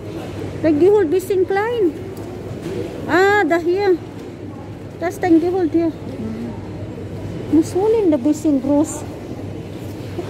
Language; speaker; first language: German; non-native, learner; Filipino